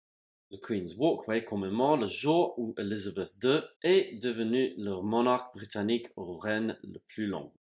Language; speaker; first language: French; non-native, fluent; English